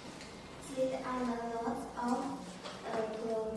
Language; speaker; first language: English; non-native, learner; Kazakh